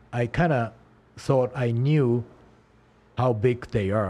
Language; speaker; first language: English; non-native, learner; Japanese